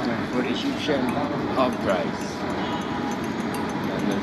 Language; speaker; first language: English; non-native, learner; Arabic